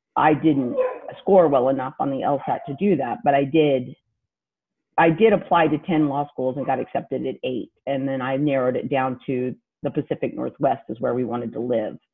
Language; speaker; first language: English; native; English